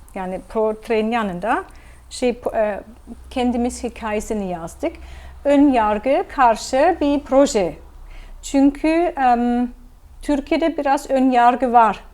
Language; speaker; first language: Turkish; non-native, fluent; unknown